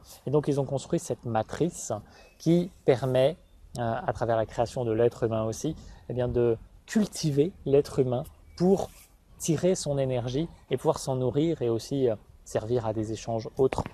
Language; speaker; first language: French; native; French